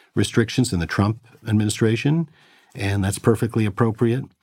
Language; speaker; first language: English; native; English